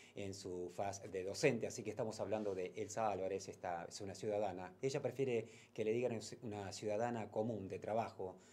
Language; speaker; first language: Spanish; native; Spanish